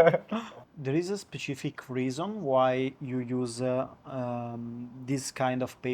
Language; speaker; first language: English; non-native, learner; Italian